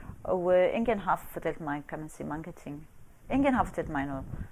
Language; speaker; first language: Danish; non-native, fluent; Arabic